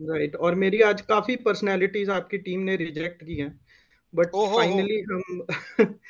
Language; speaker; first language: Hindi; native; Hindi